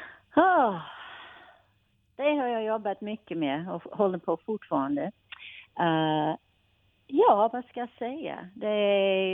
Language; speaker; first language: Swedish; non-native, fluent; English